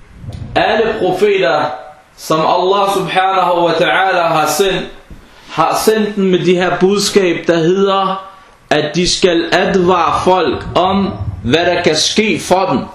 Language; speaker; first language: Danish; non-native, fluent; Arabic